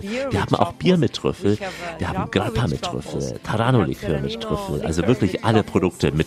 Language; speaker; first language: German; native; German